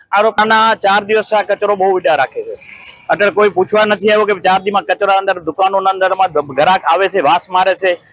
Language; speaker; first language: Gujarati; native; Gujarati